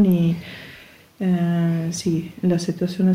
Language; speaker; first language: Spanish; non-native, learner; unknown